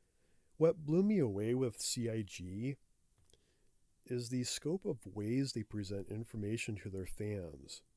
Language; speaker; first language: English; native; English